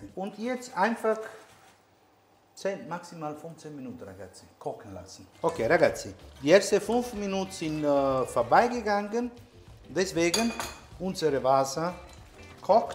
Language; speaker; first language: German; non-native, learner; Italian